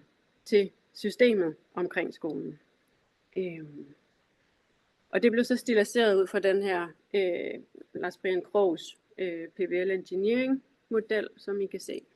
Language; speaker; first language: Danish; native; Danish